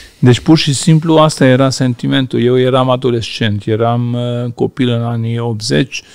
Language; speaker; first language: Romanian; non-native, local second language; Hungarian